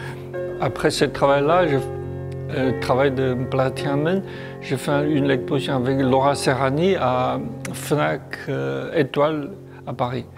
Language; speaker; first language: French; non-native, learner; Chinese